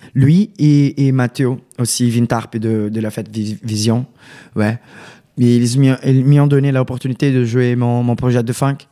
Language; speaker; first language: French; non-native, learner; Portuguese